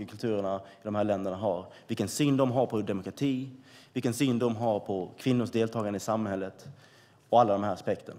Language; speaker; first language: Swedish; native; Swedish